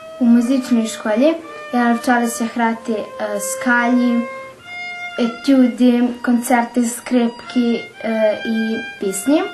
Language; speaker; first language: Ukrainian; early bilingual, heritage; Ukrainian